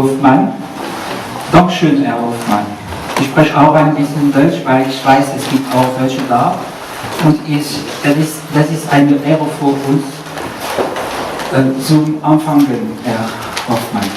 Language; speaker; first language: German; non-native, learner; French